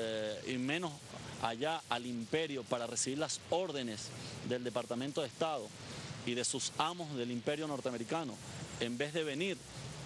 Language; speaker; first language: Spanish; native; Spanish